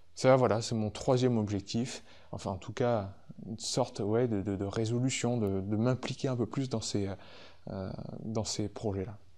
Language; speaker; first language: French; native; French